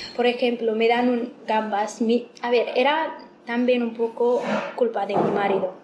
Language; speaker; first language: Spanish; non-native, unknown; Amharic